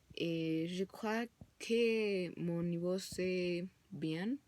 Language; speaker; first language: French; non-native, learner; Spanish